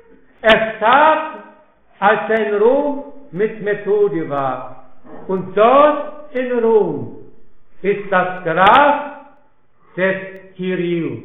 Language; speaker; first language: German; non-native, fluent; Polish